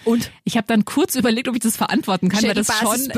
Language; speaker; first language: German; native; German